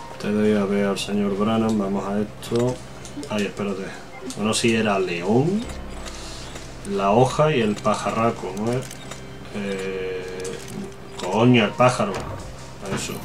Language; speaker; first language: Spanish; native; Spanish